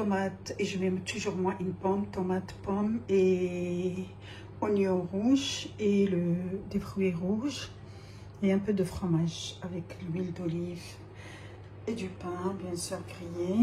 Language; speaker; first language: French; non-native, local second language; Arabic